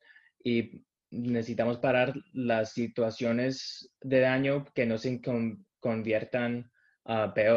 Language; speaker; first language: Spanish; early bilingual, heritage; Spanish